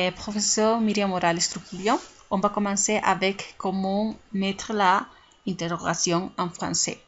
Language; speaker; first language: French; non-native, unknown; Spanish